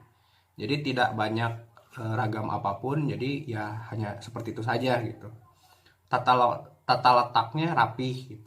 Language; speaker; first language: Indonesian; native; Indonesian